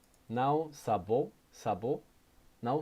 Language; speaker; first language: Portuguese; non-native, learner; English